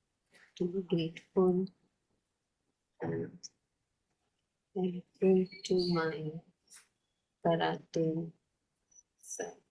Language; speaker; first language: Hindi; native; Hindi